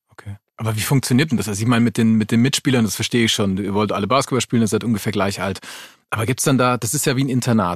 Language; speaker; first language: German; native; German